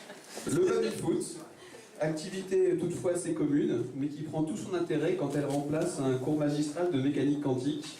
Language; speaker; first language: French; native; French